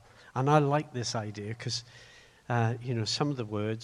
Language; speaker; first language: English; native; English